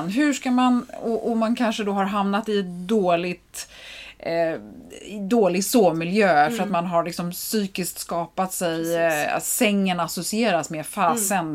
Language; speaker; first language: Swedish; native; Swedish